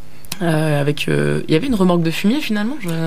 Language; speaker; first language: French; native; French